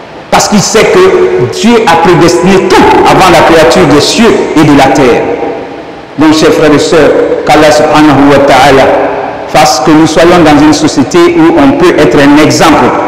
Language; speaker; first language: French; non-native, local second language; Dyula